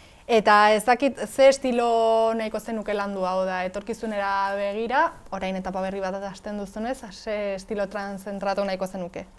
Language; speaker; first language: Basque; native; Basque